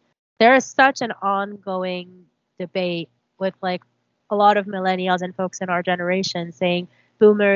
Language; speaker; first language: English; early bilingual, other home language; Korean